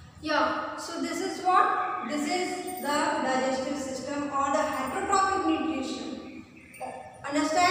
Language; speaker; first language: English; non-native, local second language; Hindi